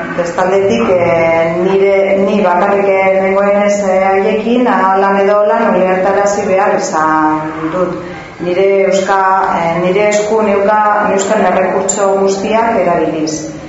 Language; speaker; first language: Basque; non-native, local second language; Spanish